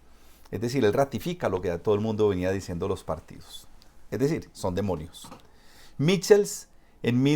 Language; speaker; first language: Spanish; native; Spanish